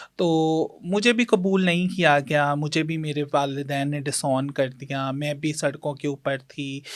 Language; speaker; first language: Urdu; non-native, local second language; Punjabi